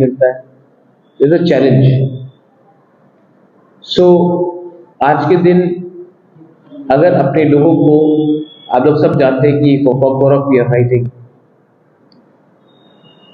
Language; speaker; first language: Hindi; non-native, local second language; Kok Borok